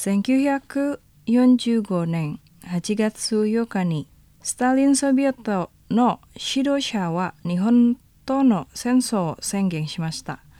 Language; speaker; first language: Japanese; non-native, fluent; Indonesian